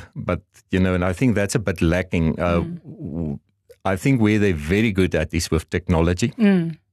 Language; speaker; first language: English; non-native, local second language; Afrikaans